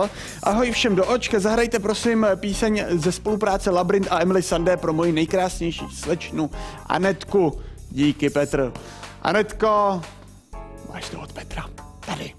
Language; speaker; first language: Czech; native; Czech